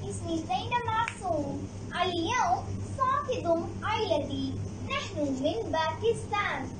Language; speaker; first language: Arabic; non-native, learner; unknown